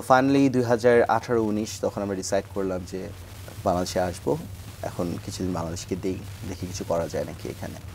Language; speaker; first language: Bangla; native; Bangla